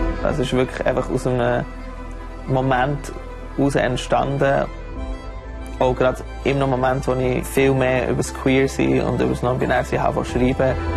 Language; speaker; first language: German; native; German